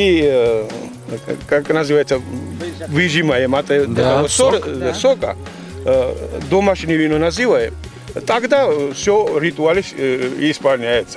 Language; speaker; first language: Russian; non-native, fluent; Georgian